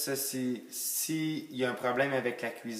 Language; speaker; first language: French; native; French